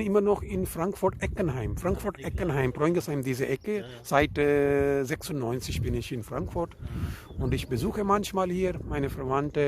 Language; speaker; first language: German; non-native, learner; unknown